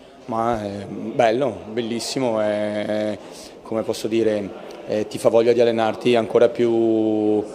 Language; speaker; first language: Italian; native; Italian